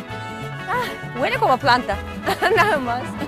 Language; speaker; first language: Spanish; non-native, learner; Russian